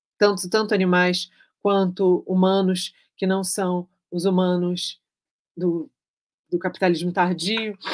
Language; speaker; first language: Portuguese; native; Portuguese